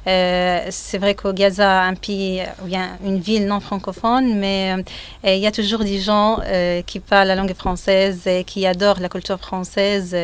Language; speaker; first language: French; non-native, fluent; Arabic